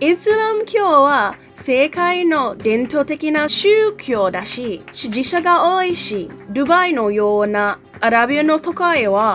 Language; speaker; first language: Japanese; non-native, learner; English